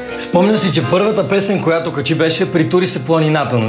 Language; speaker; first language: Bulgarian; native; Bulgarian